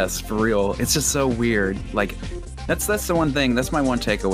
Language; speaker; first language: English; native; English